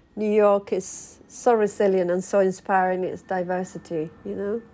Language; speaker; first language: English; early bilingual, other home language; Spanish